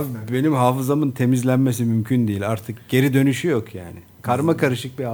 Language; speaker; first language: Turkish; native; Turkish